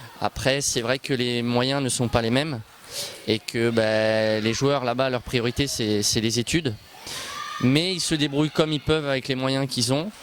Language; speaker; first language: French; early bilingual, other home language; Bosnian